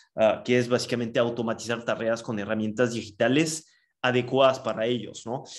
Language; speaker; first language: Spanish; non-native, fluent; French